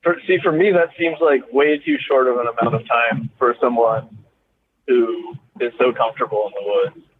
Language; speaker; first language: English; native; English